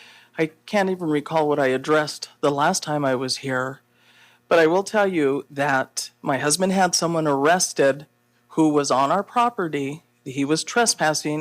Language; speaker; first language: English; native; English